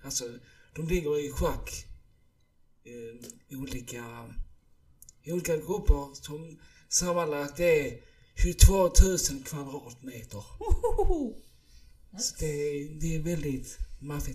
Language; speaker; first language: Swedish; early bilingual, other home language; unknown